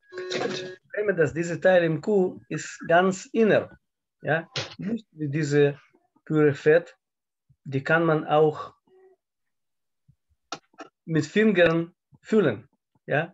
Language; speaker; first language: German; non-native, learner; Russian